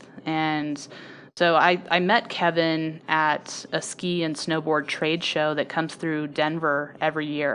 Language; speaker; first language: English; native; English